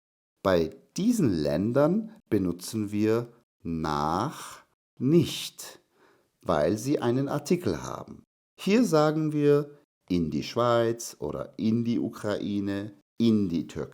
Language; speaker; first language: German; non-native, fluent; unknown